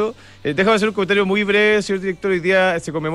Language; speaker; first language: Spanish; native; Spanish